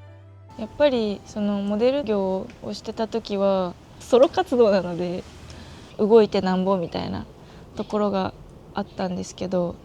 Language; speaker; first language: Japanese; native; Japanese